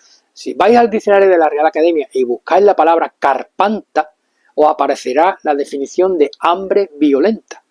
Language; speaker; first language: Spanish; native; Spanish